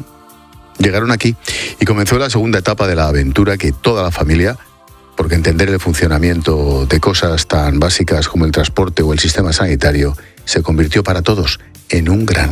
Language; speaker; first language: Spanish; native; Spanish